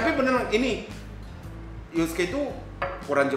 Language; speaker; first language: Indonesian; non-native, fluent; Japanese